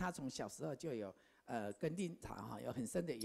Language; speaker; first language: Chinese; native; Chinese